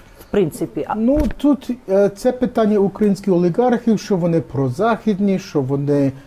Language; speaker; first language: Ukrainian; early bilingual, heritage; Ukrainian